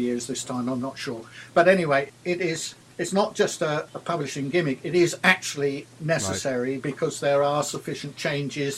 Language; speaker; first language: English; native; English